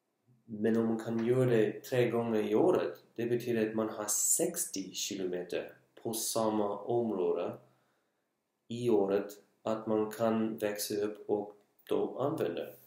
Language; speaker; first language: Swedish; non-native, learner; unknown